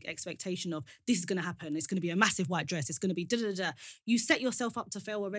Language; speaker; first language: English; native; English